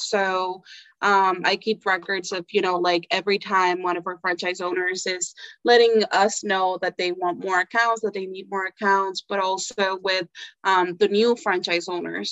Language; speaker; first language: English; non-native, fluent; Spanish